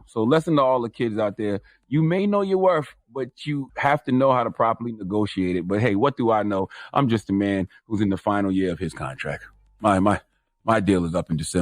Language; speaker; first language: English; native; English